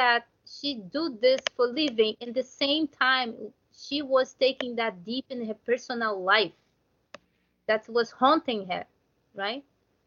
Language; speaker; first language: English; non-native, learner; Portuguese